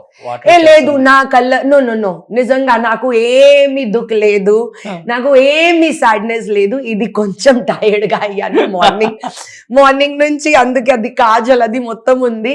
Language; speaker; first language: Telugu; non-native, learner; Hindi